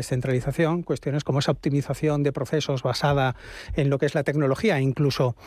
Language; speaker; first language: Spanish; native; Spanish